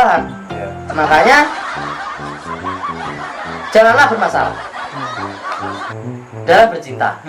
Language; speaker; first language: Indonesian; non-native, local second language; Javanese